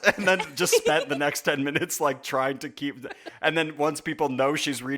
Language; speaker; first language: English; native; English